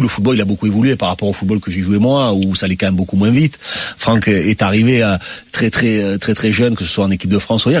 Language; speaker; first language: French; native; French